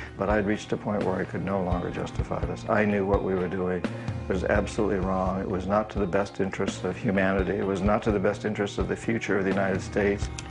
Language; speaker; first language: English; native; English